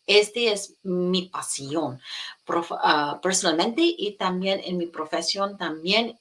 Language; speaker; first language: Spanish; non-native, fluent; English